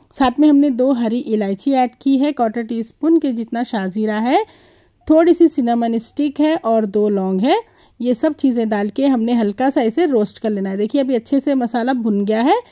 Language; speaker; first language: Hindi; native; Hindi